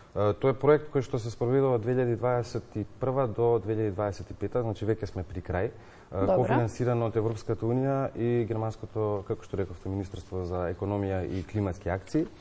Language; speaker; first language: Macedonian; native; Macedonian